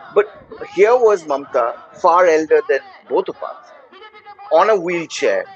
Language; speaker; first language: English; non-native, local second language; Bangla